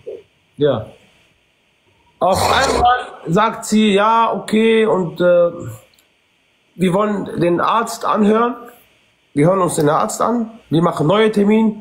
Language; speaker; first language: German; early bilingual, other home language; Arabic